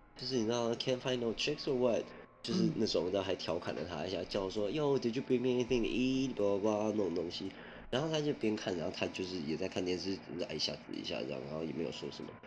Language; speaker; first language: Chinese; early bilingual, other home language; Min Nan Chinese